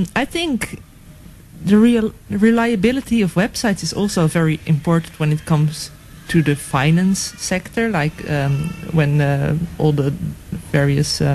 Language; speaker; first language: English; non-native, fluent; Dutch